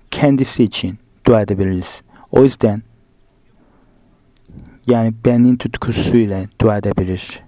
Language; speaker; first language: Turkish; non-native, fluent; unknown